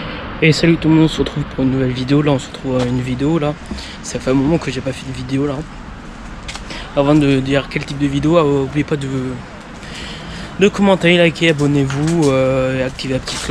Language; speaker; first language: French; native; French